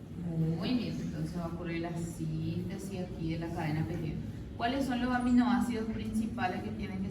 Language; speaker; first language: Spanish; native; Spanish